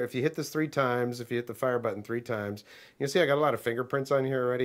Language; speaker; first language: English; native; English